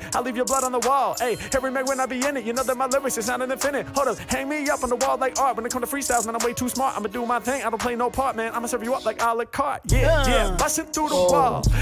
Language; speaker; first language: English; native; English